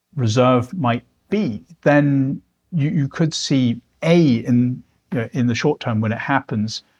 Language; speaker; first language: English; native; English